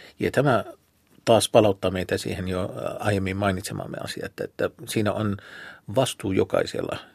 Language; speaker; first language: Finnish; non-native, fluent; Arabic